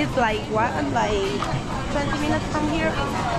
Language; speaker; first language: English; non-native, learner; Spanish